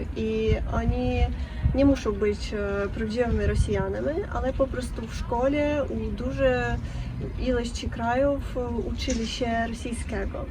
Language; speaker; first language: Polish; non-native, learner; Russian